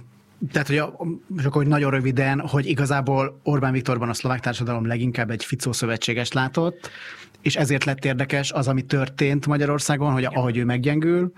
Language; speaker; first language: Hungarian; native; Hungarian